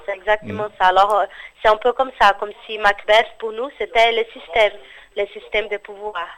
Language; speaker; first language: French; non-native, fluent; Portuguese